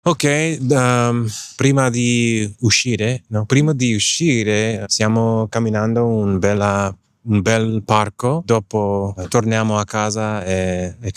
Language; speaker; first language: Italian; non-native, learner; English